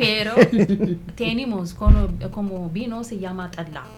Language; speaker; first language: Spanish; non-native, learner; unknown